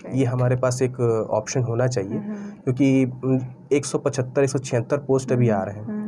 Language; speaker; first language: Hindi; native; Hindi